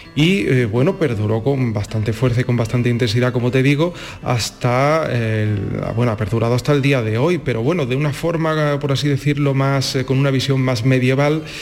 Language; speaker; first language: Spanish; native; Spanish